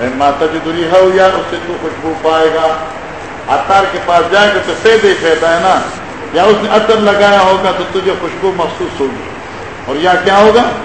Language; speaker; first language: Urdu; non-native, local second language; Pashto